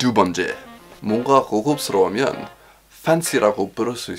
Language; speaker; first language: Korean; non-native, fluent; English